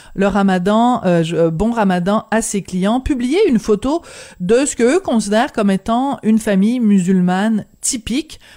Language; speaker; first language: French; native; French